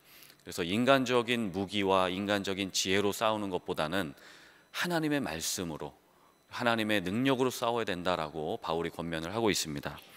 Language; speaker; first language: Korean; native; Korean